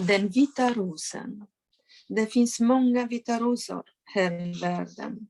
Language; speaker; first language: Swedish; non-native, fluent; Polish